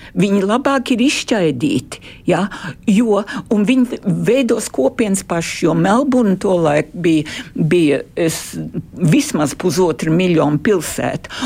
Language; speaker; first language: Latvian; early bilingual, heritage; Latvian